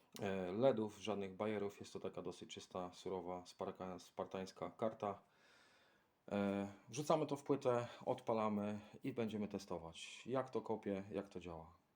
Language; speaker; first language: Polish; native; Polish